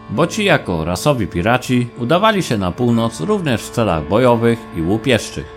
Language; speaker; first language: Polish; native; Polish